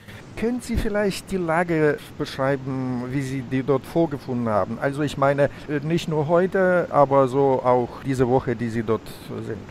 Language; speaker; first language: German; non-native, fluent; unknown